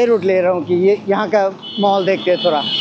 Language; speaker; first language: Hindi; non-native, learner; Bangla